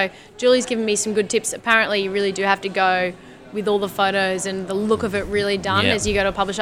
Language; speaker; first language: English; native; English